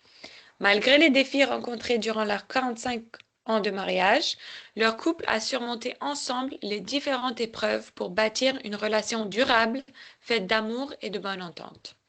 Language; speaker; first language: French; native; French